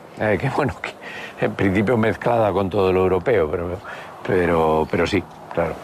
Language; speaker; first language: Spanish; native; Spanish